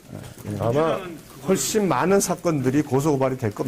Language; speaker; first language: Korean; native; Korean